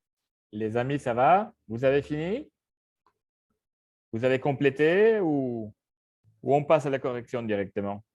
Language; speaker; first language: French; non-native, fluent; Spanish